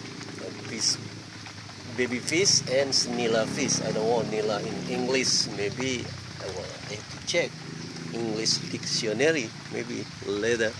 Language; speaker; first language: English; non-native, learner; Indonesian